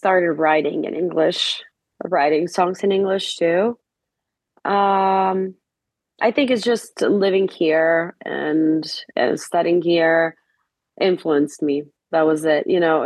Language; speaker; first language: English; non-native, fluent; Serbian